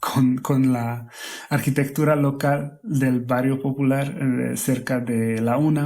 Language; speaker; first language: Spanish; non-native, fluent; Hungarian